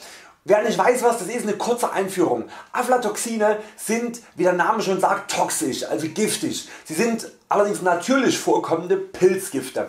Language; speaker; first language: German; native; German